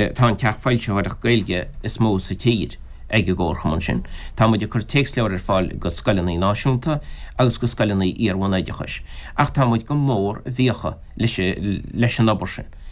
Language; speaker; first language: Irish; native; Irish